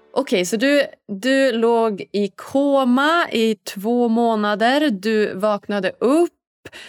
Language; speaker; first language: Swedish; native; Swedish